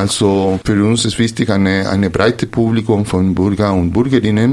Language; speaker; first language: German; non-native, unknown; Spanish